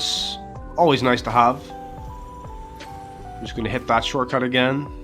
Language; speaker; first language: English; native; English